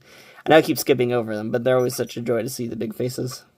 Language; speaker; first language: English; native; English